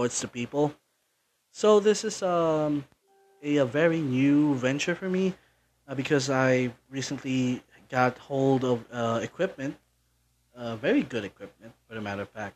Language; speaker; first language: English; non-native, local second language; Bikol